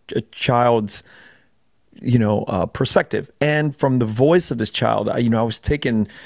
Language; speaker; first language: English; native; English